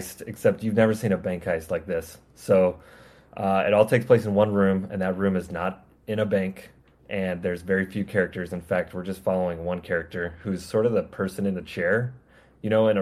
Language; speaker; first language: English; native; English